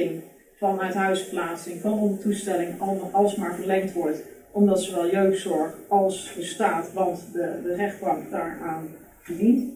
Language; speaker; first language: Dutch; native; Dutch